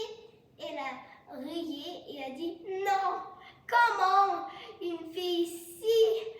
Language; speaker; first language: French; non-native, learner; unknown